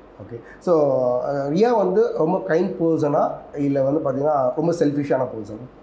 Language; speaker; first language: Tamil; native; Tamil